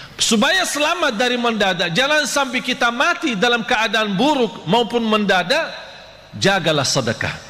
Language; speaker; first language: Malay; non-native, fluent; Arabic